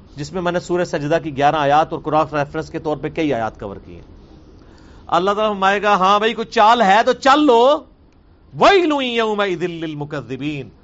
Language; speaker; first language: Urdu; non-native, local second language; Punjabi